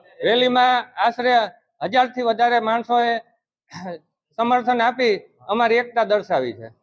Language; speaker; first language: Gujarati; native; Gujarati